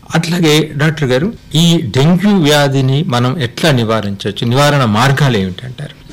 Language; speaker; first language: Telugu; native; Telugu